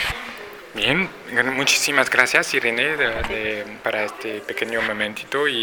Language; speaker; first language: Spanish; non-native, fluent; French